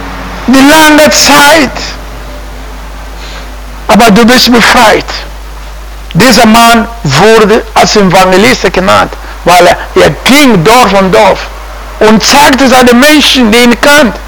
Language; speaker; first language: German; non-native, fluent; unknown